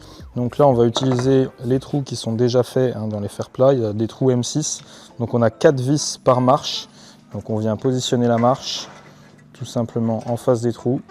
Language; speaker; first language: French; native; French